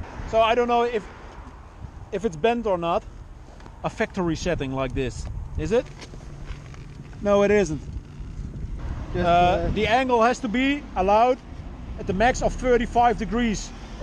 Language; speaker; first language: English; non-native, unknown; Dutch